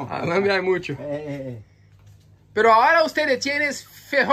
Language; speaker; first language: Spanish; non-native, learner; Portuguese